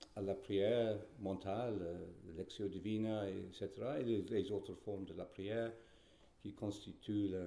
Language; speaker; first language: French; non-native, fluent; English